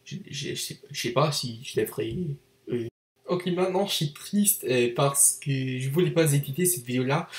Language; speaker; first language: French; non-native, learner; English